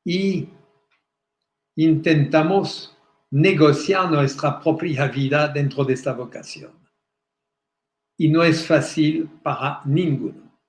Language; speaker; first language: Spanish; non-native, fluent; French